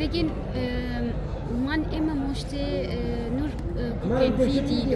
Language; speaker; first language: German; non-native, learner; Arabic